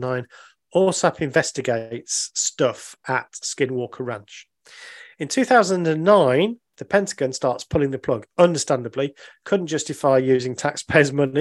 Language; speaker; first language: English; native; English